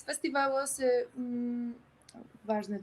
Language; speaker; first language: English; non-native, learner; Polish